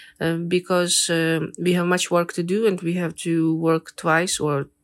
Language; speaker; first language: English; non-native, fluent; Ukrainian